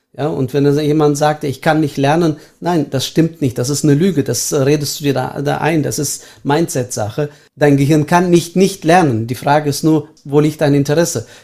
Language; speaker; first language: German; early bilingual, heritage; Estonian